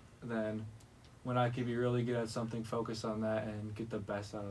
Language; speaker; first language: English; native; English